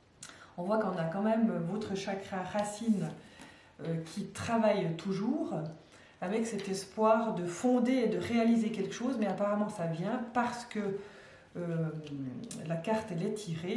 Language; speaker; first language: French; native; French